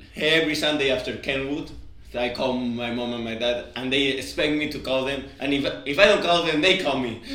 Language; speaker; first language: English; non-native, fluent; Spanish